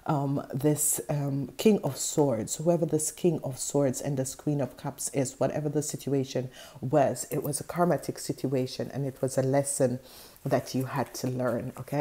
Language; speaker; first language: English; non-native, fluent; Dutch